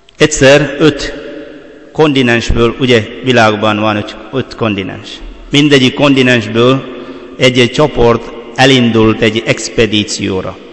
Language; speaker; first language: Hungarian; non-native, fluent; Malayalam